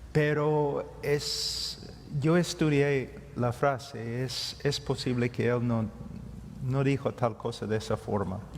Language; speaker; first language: Spanish; non-native, fluent; English